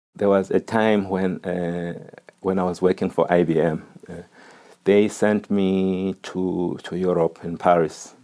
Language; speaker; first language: English; non-native, local second language; Xhosa